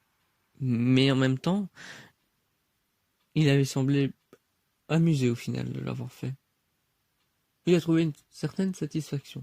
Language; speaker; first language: French; native; French